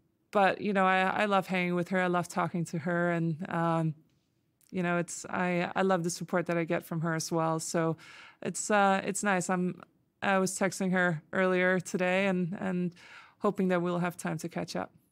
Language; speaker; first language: English; non-native, fluent; Danish